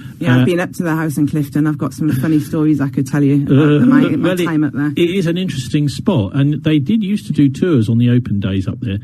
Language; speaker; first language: English; native; English